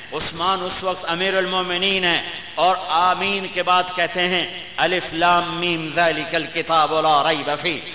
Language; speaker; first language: Urdu; non-native, local second language; Punjabi